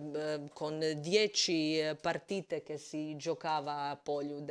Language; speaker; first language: Italian; non-native, fluent; Croatian